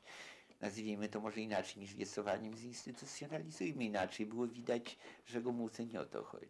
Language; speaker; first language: Polish; native; Polish